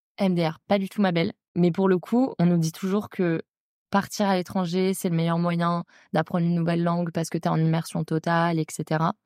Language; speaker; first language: French; native; French